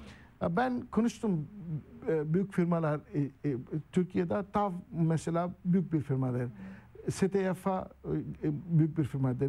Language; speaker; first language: Turkish; non-native, learner; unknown